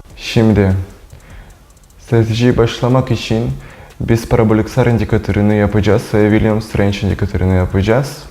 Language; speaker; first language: Turkish; non-native, learner; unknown